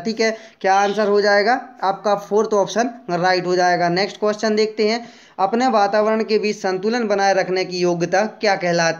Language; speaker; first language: Hindi; native; Hindi